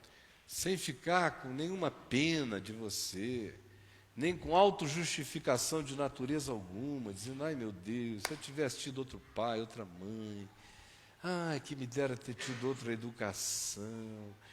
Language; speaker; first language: Portuguese; native; Portuguese